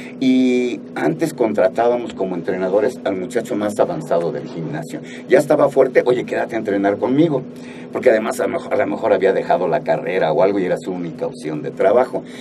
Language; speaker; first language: Spanish; native; Spanish